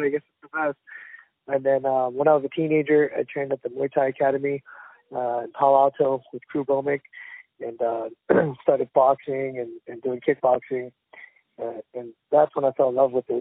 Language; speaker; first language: English; native; English